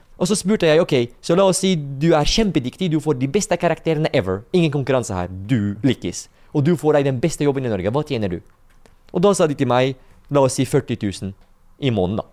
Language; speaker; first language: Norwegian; non-native, fluent; Arabic